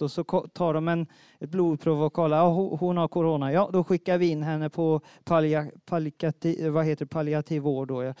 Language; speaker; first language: Swedish; native; Swedish